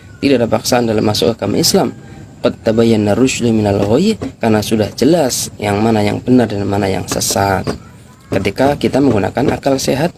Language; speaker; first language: Indonesian; native; Indonesian